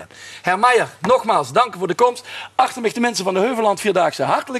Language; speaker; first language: Dutch; native; Dutch